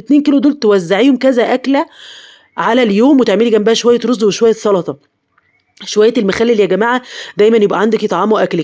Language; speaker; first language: Arabic; native; Arabic